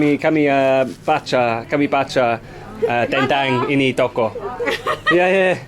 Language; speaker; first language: Indonesian; non-native, learner; English